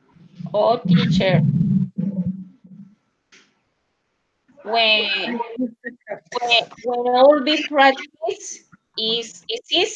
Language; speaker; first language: English; non-native, learner; Spanish